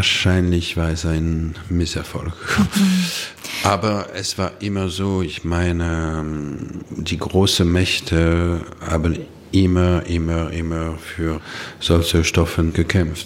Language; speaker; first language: German; non-native, fluent; French